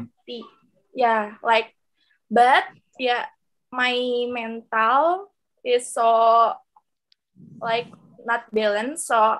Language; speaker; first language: English; non-native, local second language; Indonesian